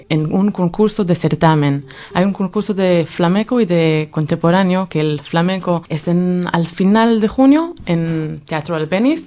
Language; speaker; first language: Spanish; non-native, fluent; Hebrew